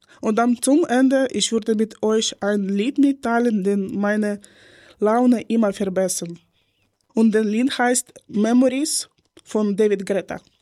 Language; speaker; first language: German; non-native, learner; Ukrainian